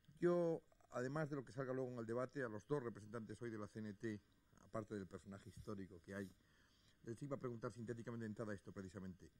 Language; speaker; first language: Spanish; native; Spanish